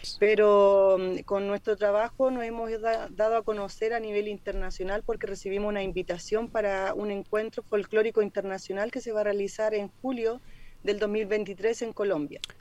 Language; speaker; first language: Spanish; native; Spanish